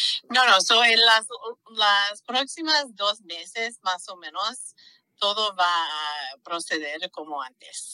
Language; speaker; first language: Spanish; non-native, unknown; English